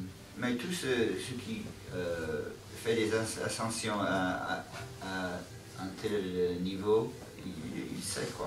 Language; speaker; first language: French; non-native, learner; English